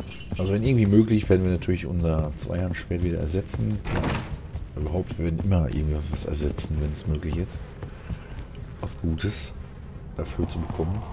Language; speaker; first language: German; native; German